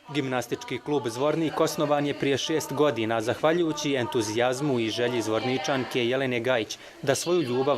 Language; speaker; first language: Bosnian; native; Bosnian